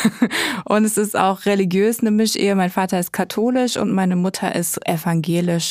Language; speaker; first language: German; native; German